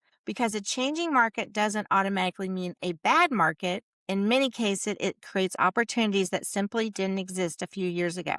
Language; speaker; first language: English; native; English